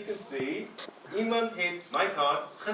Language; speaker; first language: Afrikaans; non-native, fluent; English